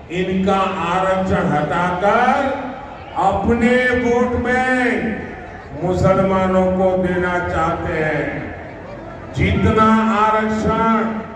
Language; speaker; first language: Hindi; non-native, local second language; Gujarati